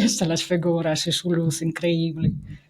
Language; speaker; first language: Spanish; non-native, fluent; Russian